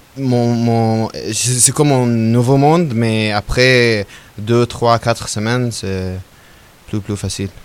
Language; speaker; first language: French; non-native, learner; Arabic